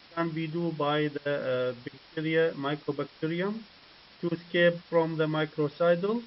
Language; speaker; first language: English; non-native, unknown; Arabic